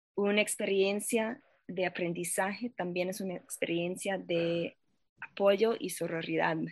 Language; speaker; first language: Spanish; non-native, fluent; English